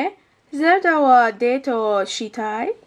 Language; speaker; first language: Japanese; non-native, learner; English